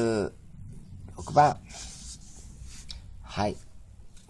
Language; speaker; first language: Japanese; native; Japanese